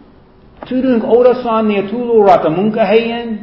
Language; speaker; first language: Hungarian; non-native, fluent; English